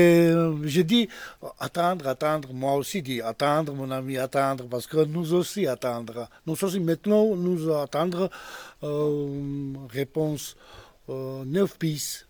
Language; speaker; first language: French; non-native, learner; Georgian